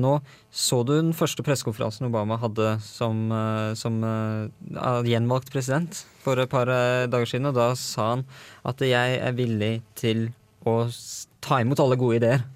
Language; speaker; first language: Norwegian; native; Norwegian